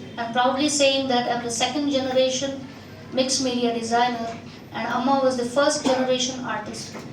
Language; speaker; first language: English; non-native, local second language; Telugu